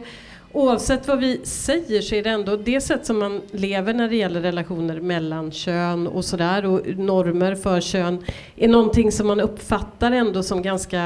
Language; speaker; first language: Swedish; native; Swedish